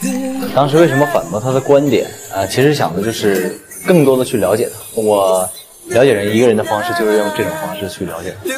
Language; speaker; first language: Chinese; native; Chinese